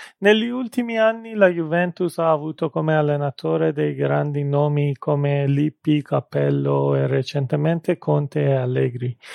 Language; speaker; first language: Italian; non-native, fluent; Persian